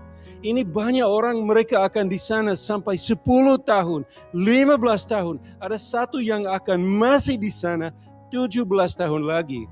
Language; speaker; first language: Indonesian; non-native, learner; English